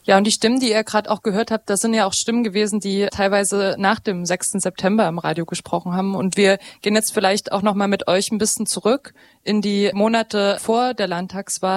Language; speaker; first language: German; native; German